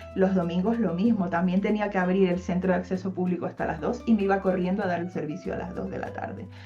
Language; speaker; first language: Spanish; native; Spanish